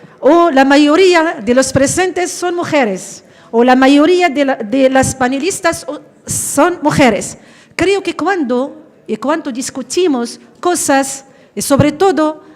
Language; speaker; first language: Spanish; non-native, fluent; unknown